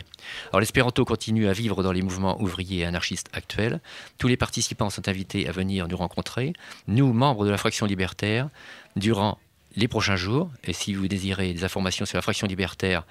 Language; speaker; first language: French; native; French